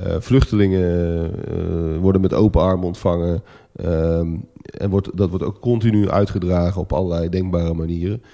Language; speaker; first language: Dutch; native; Dutch